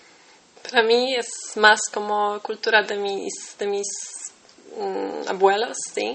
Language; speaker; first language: Spanish; non-native, fluent; Polish